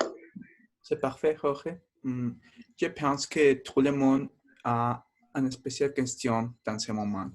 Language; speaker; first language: French; non-native, learner; Spanish